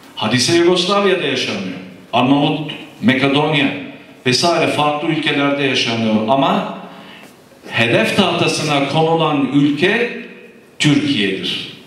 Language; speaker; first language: Turkish; native; Turkish